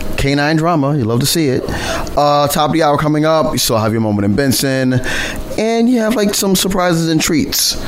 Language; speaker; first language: English; native; English